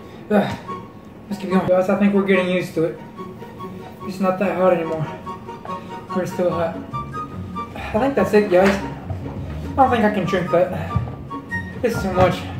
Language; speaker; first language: English; early bilingual, other home language; Spanish